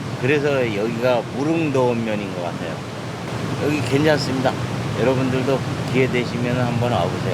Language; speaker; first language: Korean; native; Korean